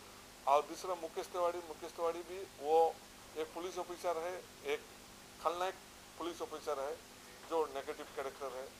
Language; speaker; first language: Hindi; non-native, local second language; Assamese